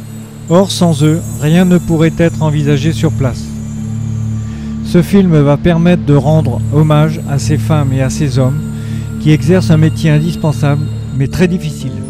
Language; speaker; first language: French; native; French